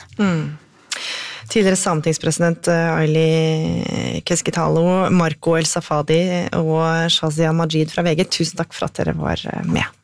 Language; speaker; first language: Norwegian; native; Norwegian